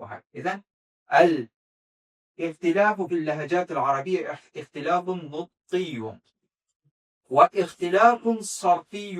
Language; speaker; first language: Arabic; non-native, fluent; Azerbaijani